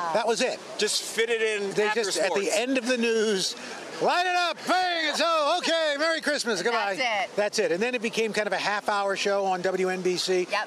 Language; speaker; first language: English; native; English